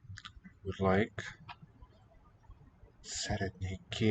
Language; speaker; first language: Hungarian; non-native, learner; English